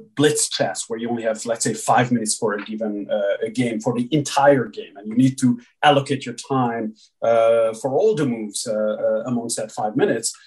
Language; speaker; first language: English; early bilingual, other home language; Hungarian